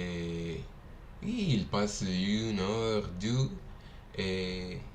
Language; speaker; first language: French; non-native, learner; Portuguese